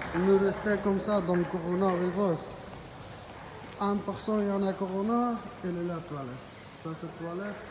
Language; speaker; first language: French; non-native, learner; Persian